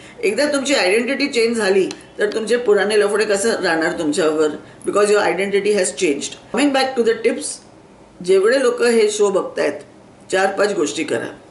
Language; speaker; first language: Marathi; non-native, local second language; Sindhi